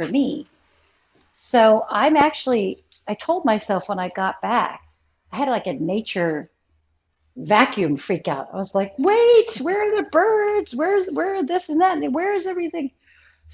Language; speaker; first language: English; native; English